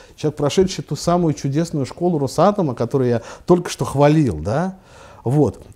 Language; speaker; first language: Russian; native; Russian